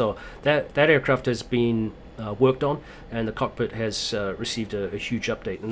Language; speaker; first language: English; native; English